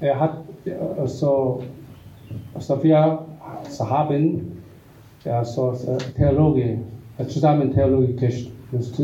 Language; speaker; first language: German; non-native, learner; Korean